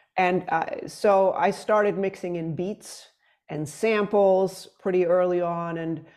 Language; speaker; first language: English; non-native, fluent; Swedish